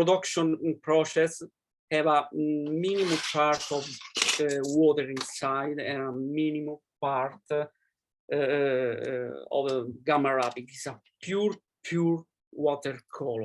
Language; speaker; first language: English; non-native, learner; Italian